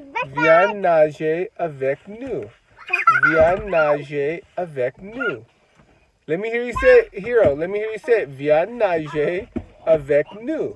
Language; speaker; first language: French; non-native, learner; English